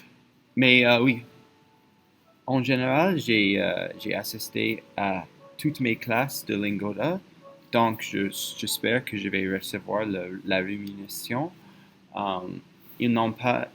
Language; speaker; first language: French; non-native, fluent; English